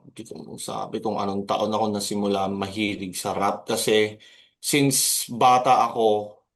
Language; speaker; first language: Filipino; native; Filipino